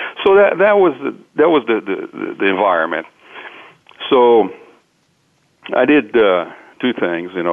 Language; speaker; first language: English; non-native, fluent; Portuguese